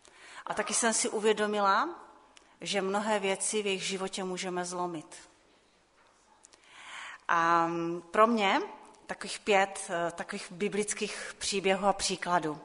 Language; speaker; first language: Czech; non-native, local second language; Polish